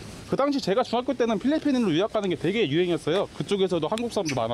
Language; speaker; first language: Korean; native; Korean